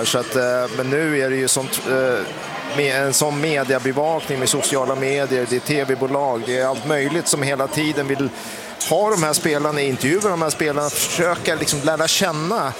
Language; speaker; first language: Swedish; native; Swedish